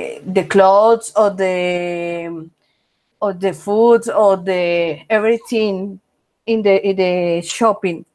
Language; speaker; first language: English; non-native, learner; Spanish